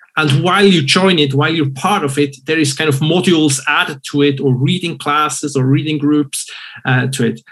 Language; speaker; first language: English; non-native, fluent; German